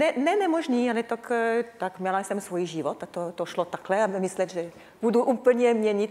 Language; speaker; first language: Czech; non-native, learner; French